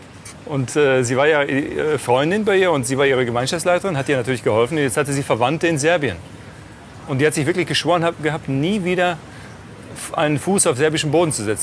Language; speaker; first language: German; early bilingual, other home language; Croatian